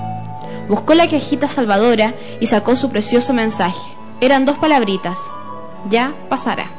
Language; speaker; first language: Spanish; native; Spanish